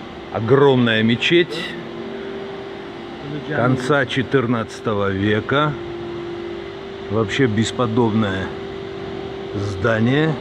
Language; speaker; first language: Russian; native; Russian